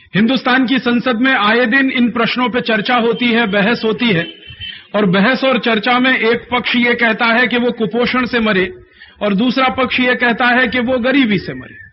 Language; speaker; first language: Hindi; native; Hindi